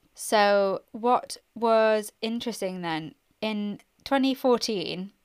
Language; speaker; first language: English; native; English